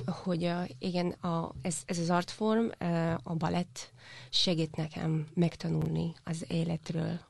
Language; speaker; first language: Hungarian; non-native, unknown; Russian